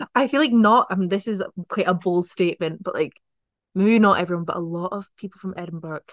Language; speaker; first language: English; native; English